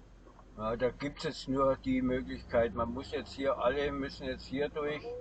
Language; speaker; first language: German; native; German